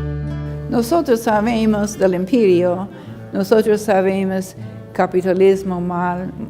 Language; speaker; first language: Spanish; non-native, learner; English